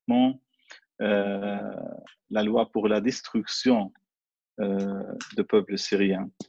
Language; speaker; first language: French; non-native, fluent; Arabic